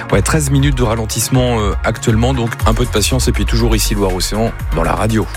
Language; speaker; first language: French; native; French